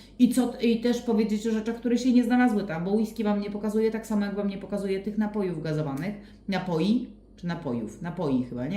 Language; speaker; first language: Polish; native; Polish